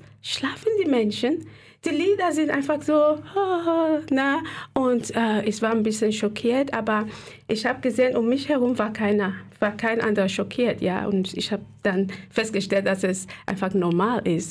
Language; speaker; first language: German; non-native, fluent; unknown